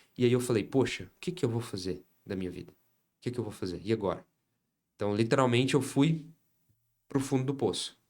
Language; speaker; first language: Portuguese; native; Portuguese